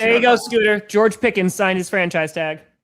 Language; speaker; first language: English; native; English